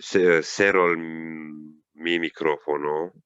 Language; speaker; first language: Spanish; non-native, learner; Italian